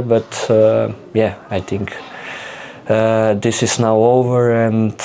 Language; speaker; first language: English; non-native, fluent; Slovenian